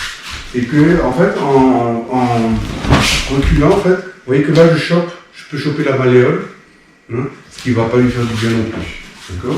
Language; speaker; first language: French; native; French